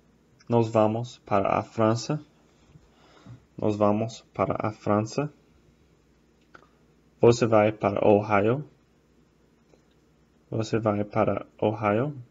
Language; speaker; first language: Portuguese; non-native, fluent; English